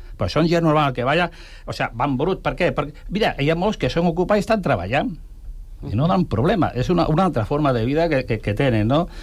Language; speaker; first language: Catalan; non-native, local second language; Spanish